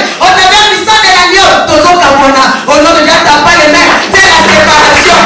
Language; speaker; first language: French; non-native, local second language; Lingala